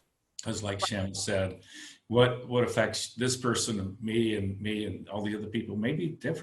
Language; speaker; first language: English; native; English